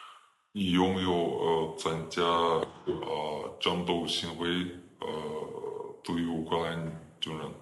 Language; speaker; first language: Chinese; non-native, fluent; Ukrainian